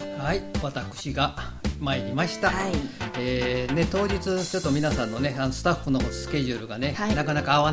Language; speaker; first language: Japanese; native; Japanese